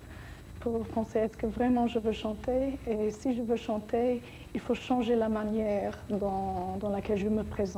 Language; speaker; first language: French; non-native, fluent; English